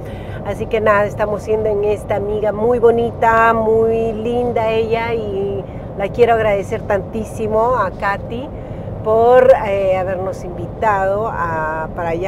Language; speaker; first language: Spanish; native; Spanish